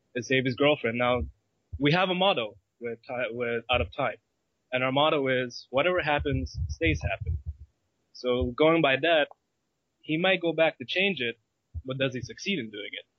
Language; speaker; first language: English; early bilingual, other home language; Malay